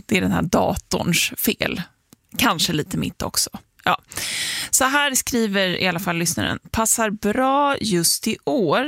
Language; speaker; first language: Swedish; native; Swedish